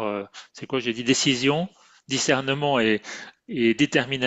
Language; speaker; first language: French; native; French